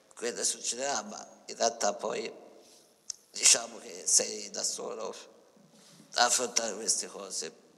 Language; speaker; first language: Italian; native; Italian